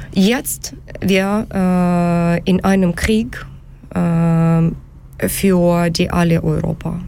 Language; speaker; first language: German; non-native, learner; Ukrainian